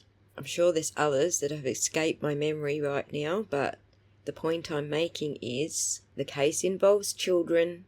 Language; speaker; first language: English; native; English